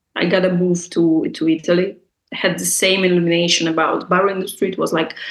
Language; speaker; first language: English; non-native, fluent; Russian